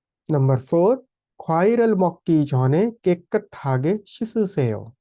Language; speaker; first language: Korean; non-native, fluent; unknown